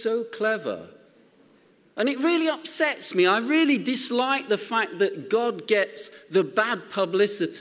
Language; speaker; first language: English; native; English